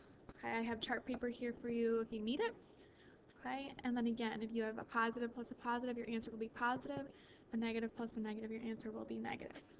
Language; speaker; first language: English; native; English